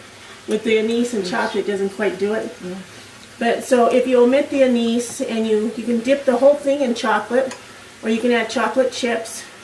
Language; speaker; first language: English; native; English